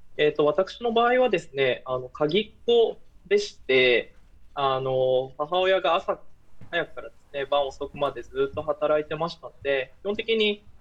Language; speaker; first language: Japanese; early bilingual, other home language; Portuguese